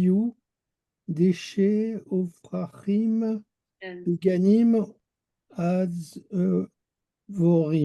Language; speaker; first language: Hebrew; non-native, learner; French